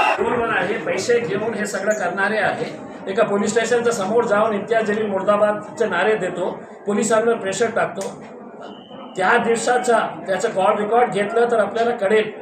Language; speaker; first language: Marathi; non-native, local second language; Urdu